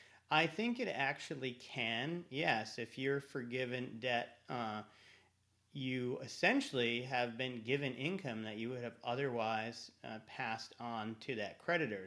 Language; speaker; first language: English; native; English